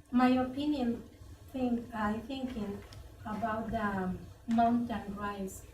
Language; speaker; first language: English; non-native, learner; Spanish